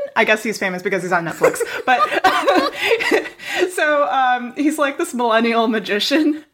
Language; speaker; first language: English; non-native, local second language; Cantonese